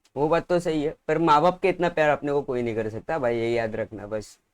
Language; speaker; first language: Hindi; non-native, local second language; Marathi